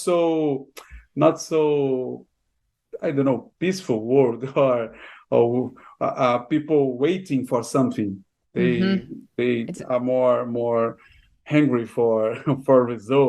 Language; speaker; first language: English; non-native, fluent; Portuguese